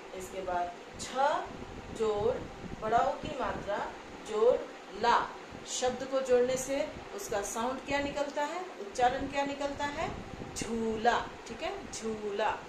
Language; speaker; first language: Hindi; non-native, local second language; Assamese